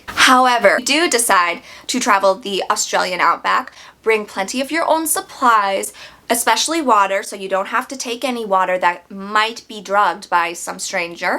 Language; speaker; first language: English; native; English